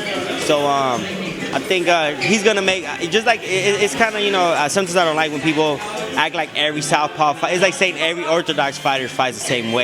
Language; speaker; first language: English; native; English